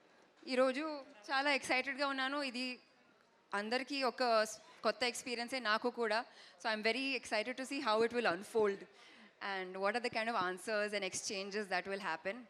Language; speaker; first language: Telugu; non-native, fluent; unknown